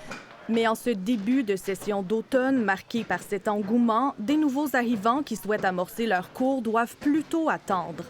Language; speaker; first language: French; native; French